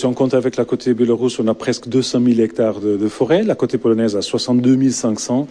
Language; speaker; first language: French; non-native, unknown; Portuguese